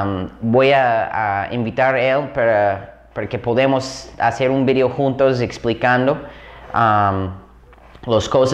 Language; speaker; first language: Spanish; non-native, fluent; English